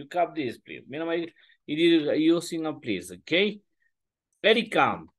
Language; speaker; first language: English; non-native, learner; Spanish